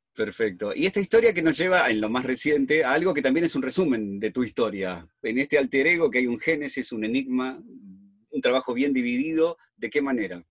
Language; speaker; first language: Spanish; native; Spanish